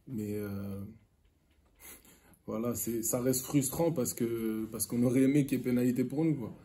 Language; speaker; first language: French; native; French